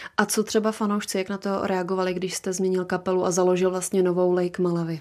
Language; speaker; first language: Czech; native; Czech